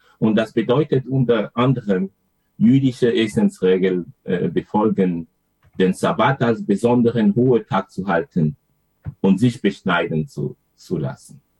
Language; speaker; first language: German; non-native, fluent; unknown